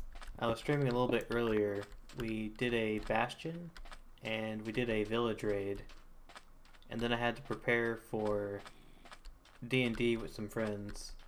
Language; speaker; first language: English; native; English